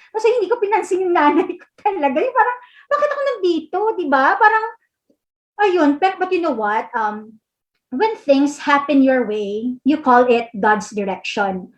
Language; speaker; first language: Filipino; non-native, local second language; Hiligaynon